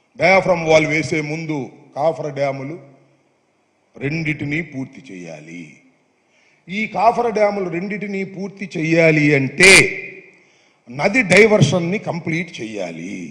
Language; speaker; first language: Telugu; native; Telugu